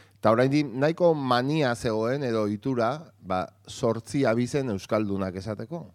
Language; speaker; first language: Basque; non-native, local second language; Spanish